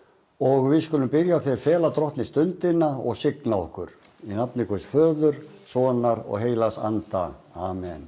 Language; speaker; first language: Icelandic; native; Icelandic